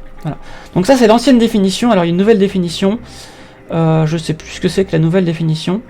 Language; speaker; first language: French; native; French